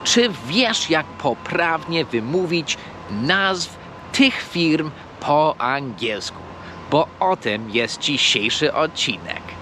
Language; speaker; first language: Polish; non-native, fluent; English